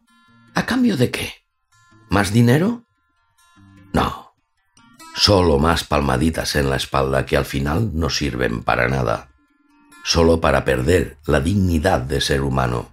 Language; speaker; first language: Spanish; native; Spanish